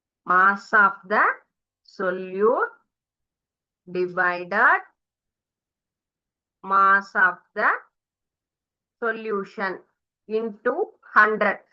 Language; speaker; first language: English; non-native, local second language; Tamil